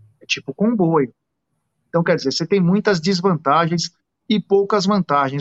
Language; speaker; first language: Portuguese; native; Portuguese